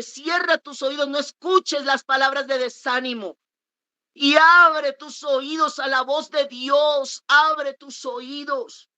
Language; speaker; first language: Spanish; native; Spanish